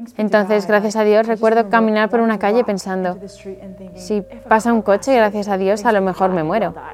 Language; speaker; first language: Spanish; non-native, fluent; English